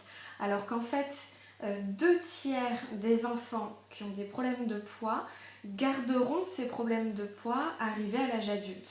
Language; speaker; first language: French; native; French